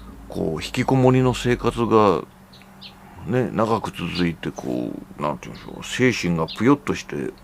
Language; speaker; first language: Japanese; native; Japanese